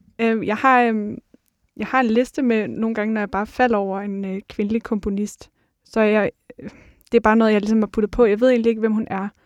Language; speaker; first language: Danish; native; Danish